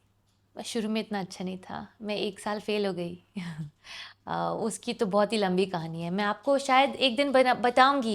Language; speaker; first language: Hindi; non-native, local second language; English